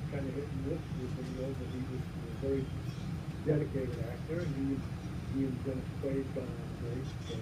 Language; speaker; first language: English; native; English